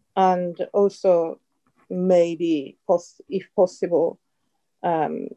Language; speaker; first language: English; non-native, fluent; Japanese